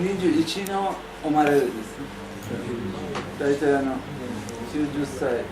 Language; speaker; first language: Japanese; non-native, learner; Persian